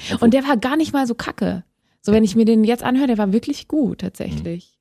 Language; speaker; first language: German; native; German